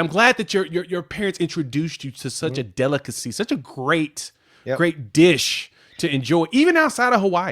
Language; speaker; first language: English; native; English